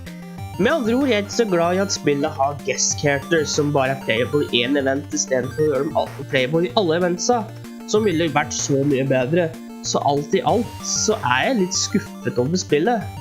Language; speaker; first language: Norwegian; native; Norwegian